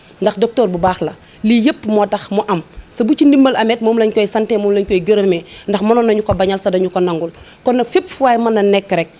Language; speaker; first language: Wolof; native; Wolof